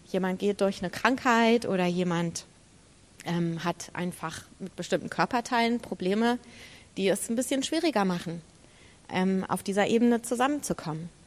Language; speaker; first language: German; native; German